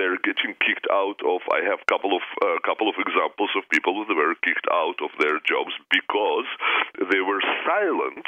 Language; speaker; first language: English; non-native, fluent; Russian